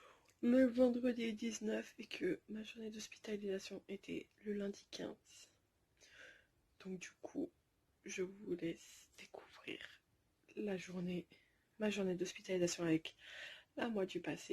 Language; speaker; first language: French; native; French